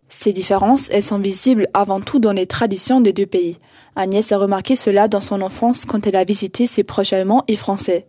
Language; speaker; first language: French; native; French